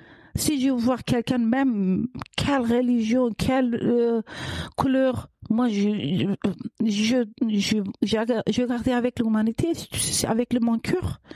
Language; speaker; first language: French; non-native, learner; Kurdish